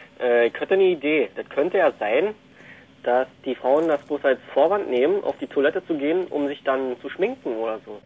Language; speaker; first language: German; native; German